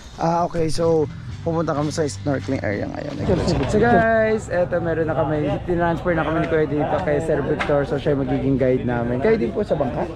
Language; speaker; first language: Filipino; native; Filipino